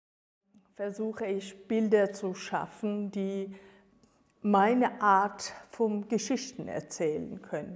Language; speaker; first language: German; non-native, fluent; Persian